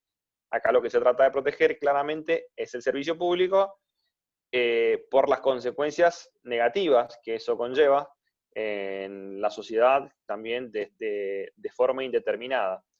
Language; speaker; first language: Spanish; native; Spanish